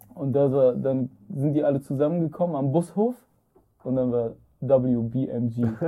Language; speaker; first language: German; early bilingual, other home language; Arabic